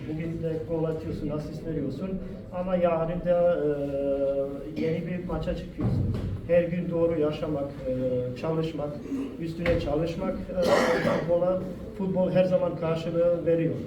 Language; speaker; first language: Turkish; non-native, fluent; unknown